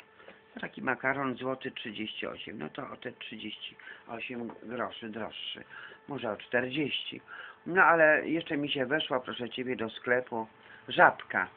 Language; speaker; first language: Polish; native; Polish